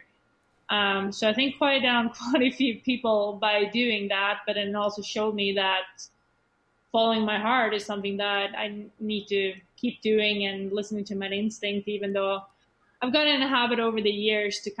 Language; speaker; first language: English; non-native, fluent; Swedish